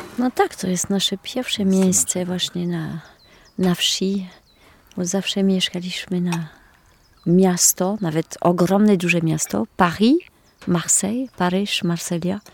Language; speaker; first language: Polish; non-native, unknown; French